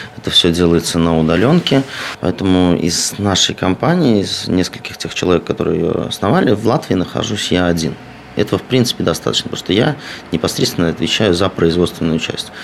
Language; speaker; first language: Russian; native; Russian